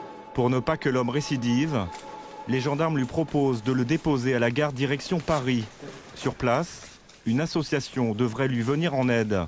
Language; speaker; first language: French; native; French